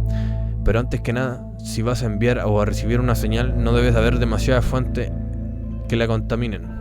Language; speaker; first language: Spanish; native; Spanish